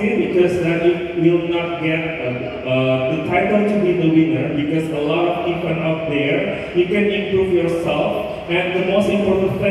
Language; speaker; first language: English; non-native, fluent; Indonesian